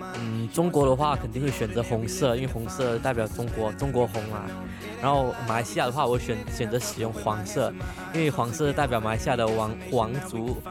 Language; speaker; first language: Chinese; non-native, local second language; Cantonese